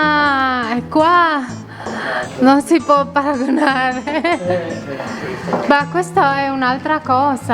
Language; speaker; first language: Italian; non-native, learner; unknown